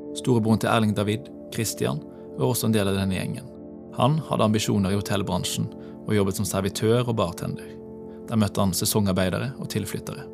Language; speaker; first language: Norwegian; native; Norwegian